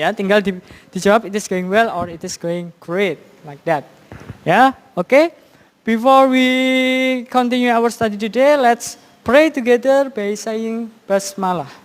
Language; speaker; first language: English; non-native, fluent; Indonesian